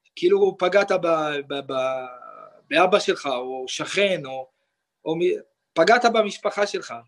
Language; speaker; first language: Hebrew; non-native, local second language; Arabic